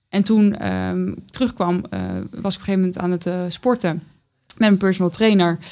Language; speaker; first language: Dutch; native; Dutch